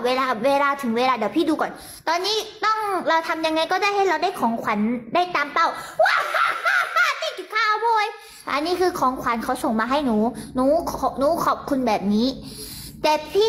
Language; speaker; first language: Thai; early bilingual, other home language; Korean